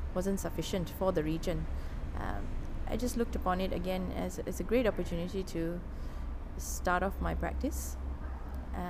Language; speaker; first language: English; non-native, local second language; Tamil